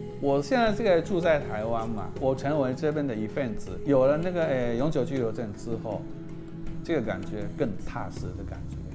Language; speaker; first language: Chinese; non-native, fluent; Japanese